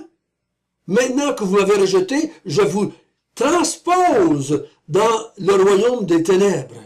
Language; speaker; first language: French; native; French